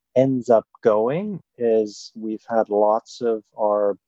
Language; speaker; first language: English; non-native, fluent; German